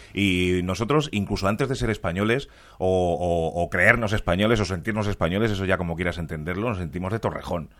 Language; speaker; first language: Spanish; early bilingual, other home language; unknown